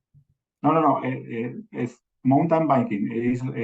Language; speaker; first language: English; non-native, learner; Spanish